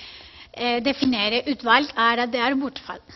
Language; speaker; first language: Norwegian; non-native, fluent; Spanish